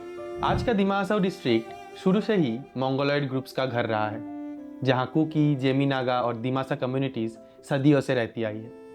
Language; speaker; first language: Hindi; native; Hindi